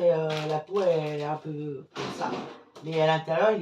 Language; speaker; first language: French; native; French